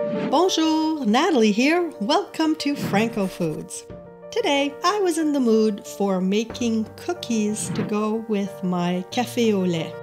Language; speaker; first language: English; native; English